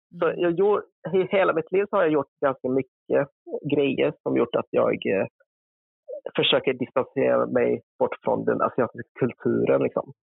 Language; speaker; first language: Swedish; early bilingual, other home language; Vietnamese